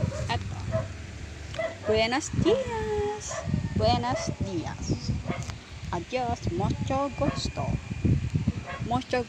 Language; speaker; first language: Spanish; non-native, learner; Filipino